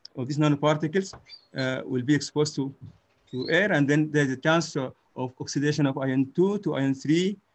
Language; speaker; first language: English; non-native, fluent; Arabic